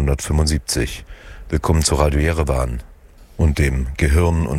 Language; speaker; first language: German; native; German